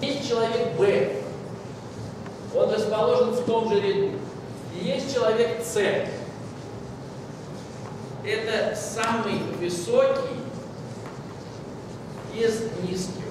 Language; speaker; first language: Russian; native; Russian